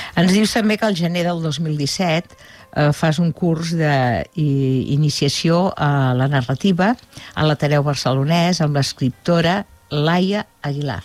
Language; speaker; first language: Catalan; native; Catalan